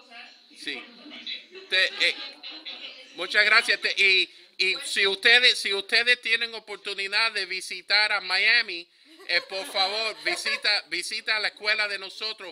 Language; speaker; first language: Spanish; early bilingual, heritage; Spanish